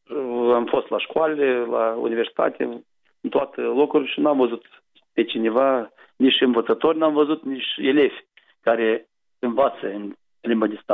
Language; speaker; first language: Romanian; non-native, local second language; Gagauz